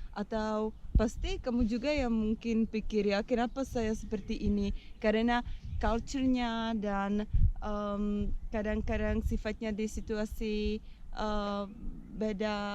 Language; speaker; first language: Indonesian; non-native, learner; Czech